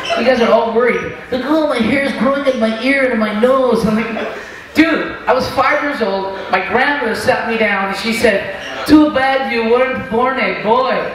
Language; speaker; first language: English; native; English